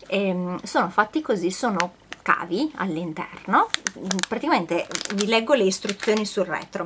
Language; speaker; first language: Italian; native; Italian